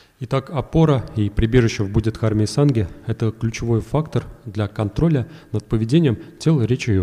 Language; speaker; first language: Russian; native; Russian